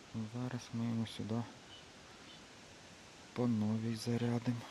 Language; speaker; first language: Ukrainian; native; Ukrainian